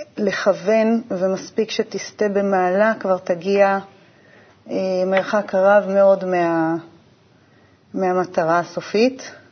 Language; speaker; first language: Hebrew; native; Hebrew